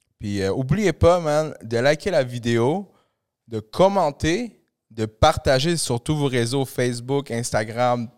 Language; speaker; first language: French; early bilingual, other home language; Spanish